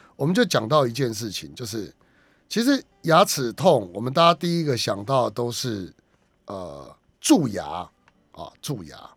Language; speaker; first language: Chinese; native; Chinese